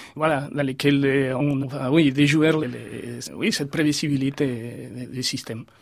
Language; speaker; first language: French; non-native, fluent; Spanish